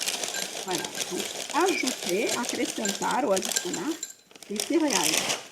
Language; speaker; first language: French; non-native, fluent; Portuguese